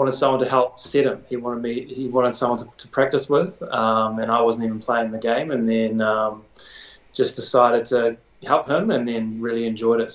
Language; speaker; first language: English; native; English